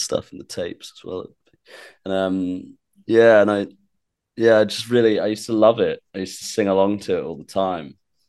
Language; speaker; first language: English; native; English